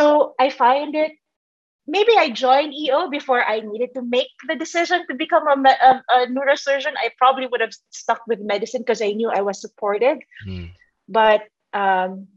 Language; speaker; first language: English; non-native, local second language; Filipino